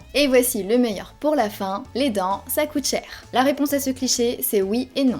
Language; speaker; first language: French; native; French